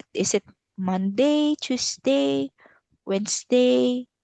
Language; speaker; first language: English; non-native, local second language; Filipino